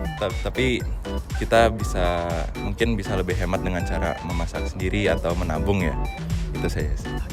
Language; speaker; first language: Indonesian; native; Indonesian